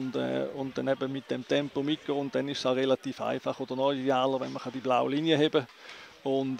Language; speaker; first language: German; native; German